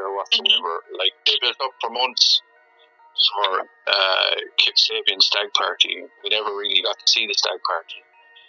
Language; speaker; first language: English; native; English